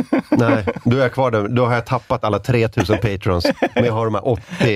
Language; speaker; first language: Swedish; native; Swedish